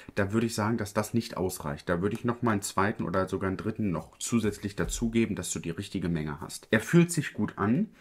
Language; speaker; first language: German; early bilingual, other home language; Italian